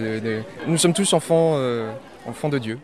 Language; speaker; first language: French; native; French